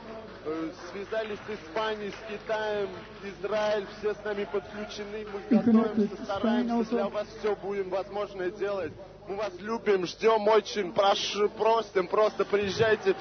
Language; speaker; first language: Russian; native; Russian